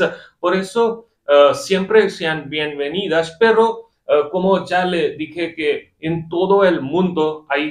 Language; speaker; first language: Spanish; non-native, fluent; Hindi